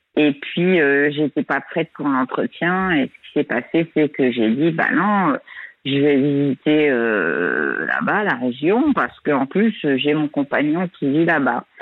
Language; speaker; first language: French; native; French